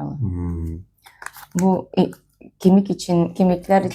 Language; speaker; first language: Turkish; non-native, learner; Russian